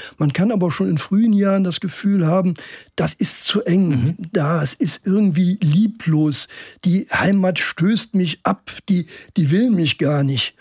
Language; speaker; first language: German; native; German